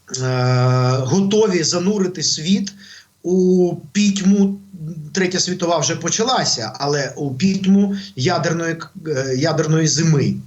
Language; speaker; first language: Ukrainian; native; Ukrainian